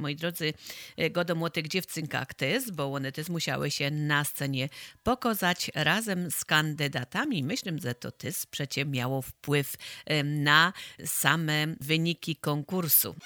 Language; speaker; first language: Polish; native; Polish